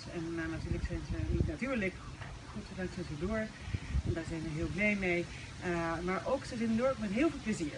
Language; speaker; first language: Dutch; non-native, fluent; Spanish